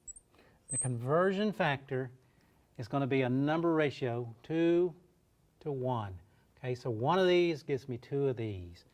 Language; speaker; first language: English; native; English